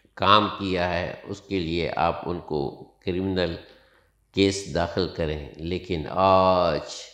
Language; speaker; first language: Urdu; non-native, local second language; Sindhi